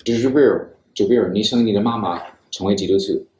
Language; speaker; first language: Chinese; non-native, fluent; English